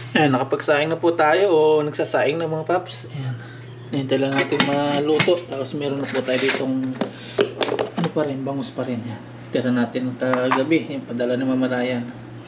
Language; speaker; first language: Filipino; native; Filipino